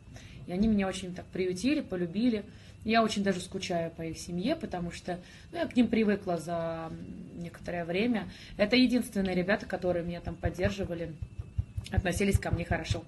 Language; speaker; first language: Russian; native; Russian